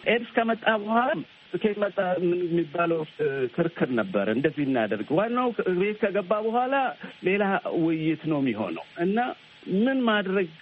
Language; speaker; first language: Amharic; native; Amharic